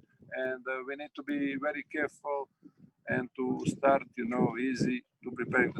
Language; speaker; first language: English; non-native, learner; Serbian